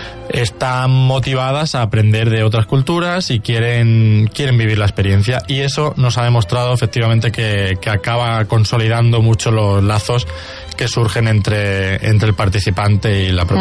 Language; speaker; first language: Spanish; native; Spanish